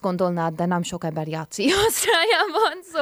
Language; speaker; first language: Hungarian; early bilingual, heritage; Hungarian